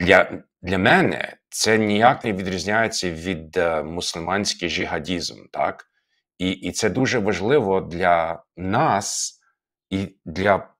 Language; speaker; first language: Ukrainian; non-native, fluent; English